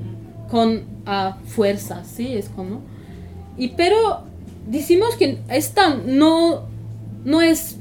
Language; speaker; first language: Spanish; non-native, learner; Kurdish